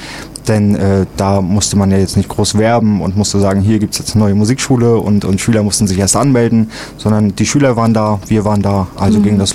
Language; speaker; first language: German; native; German